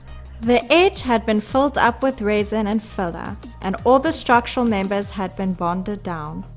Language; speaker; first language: English; native; English